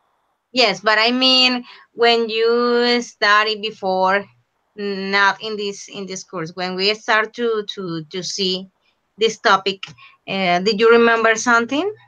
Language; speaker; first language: English; non-native, fluent; Spanish